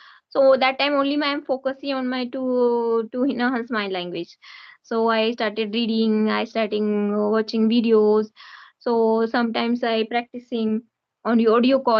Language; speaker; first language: English; non-native, learner; Hindi